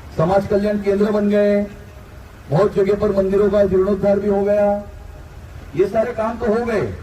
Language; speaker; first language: Hindi; non-native, local second language; Marathi